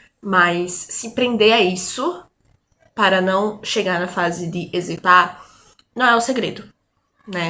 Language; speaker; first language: Portuguese; native; Portuguese